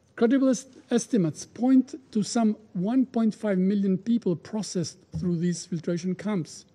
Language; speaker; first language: English; non-native, fluent; Albanian